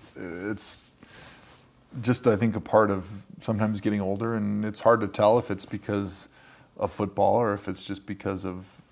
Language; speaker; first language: English; native; English